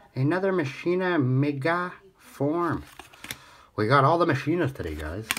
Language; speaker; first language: English; native; English